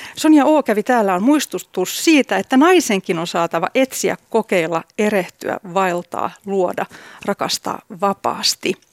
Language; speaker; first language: Finnish; native; Finnish